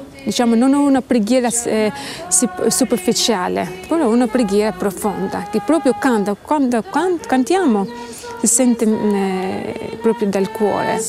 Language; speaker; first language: Italian; non-native, fluent; Albanian